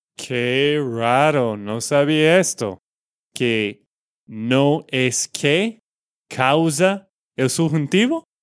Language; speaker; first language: Spanish; non-native, fluent; English